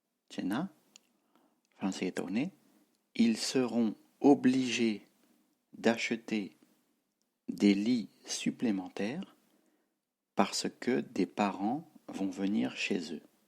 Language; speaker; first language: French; non-native, fluent; Tibetan